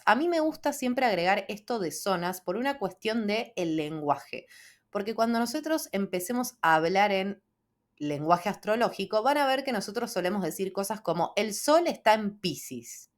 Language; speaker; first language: Spanish; native; Spanish